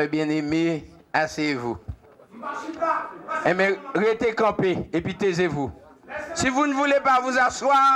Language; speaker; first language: French; non-native, local second language; Haitian Creole